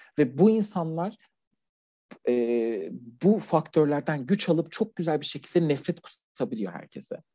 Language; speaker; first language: Turkish; non-native, fluent; Persian